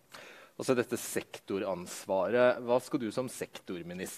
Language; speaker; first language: Norwegian; native; Norwegian